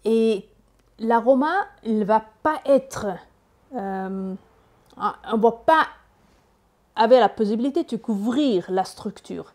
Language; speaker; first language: French; non-native, learner; Italian